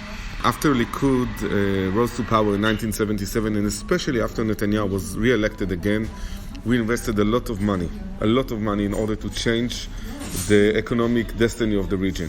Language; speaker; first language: English; non-native, fluent; Hebrew